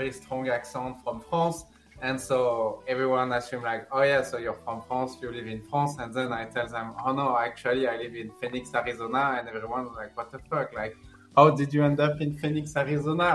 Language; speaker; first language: English; non-native, fluent; French